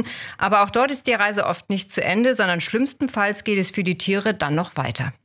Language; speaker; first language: German; native; German